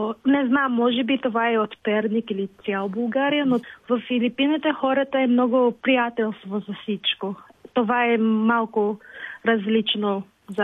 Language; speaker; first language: Bulgarian; non-native, learner; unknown